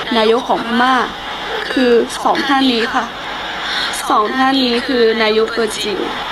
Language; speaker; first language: Thai; non-native, fluent; Burmese